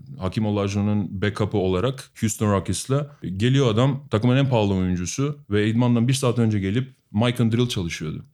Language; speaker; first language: Turkish; non-native, fluent; Albanian